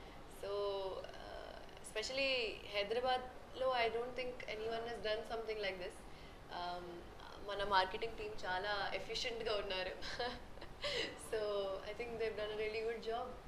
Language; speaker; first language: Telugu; non-native, local second language; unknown